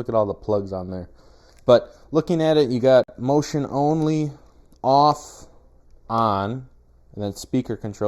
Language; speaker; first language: English; native; English